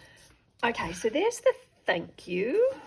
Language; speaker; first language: English; native; English